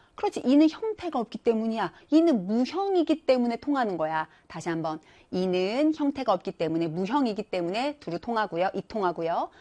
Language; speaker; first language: Korean; native; Korean